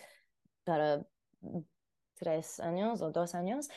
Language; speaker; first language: Spanish; non-native, learner; English